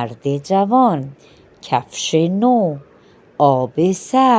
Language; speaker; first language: Persian; non-native, fluent; Urdu